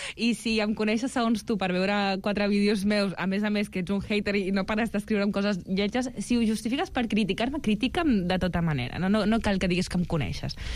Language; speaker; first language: Catalan; early bilingual, other home language; Arabic